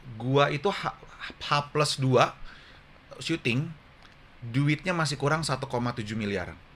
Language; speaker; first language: Indonesian; native; Indonesian